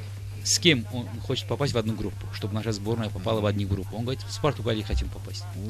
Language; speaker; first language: Russian; non-native, local second language; Azerbaijani